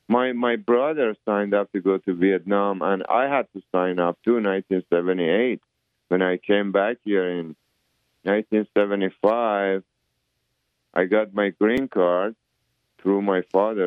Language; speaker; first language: English; early bilingual, other home language; Persian